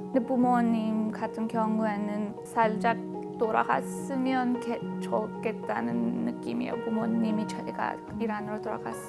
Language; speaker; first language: Korean; non-native, fluent; Persian